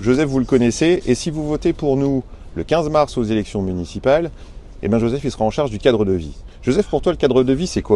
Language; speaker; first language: French; native; French